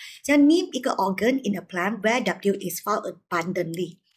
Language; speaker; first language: English; non-native, local second language; Chinese